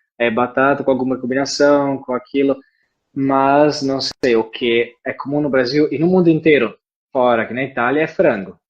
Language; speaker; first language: Portuguese; non-native, fluent; Italian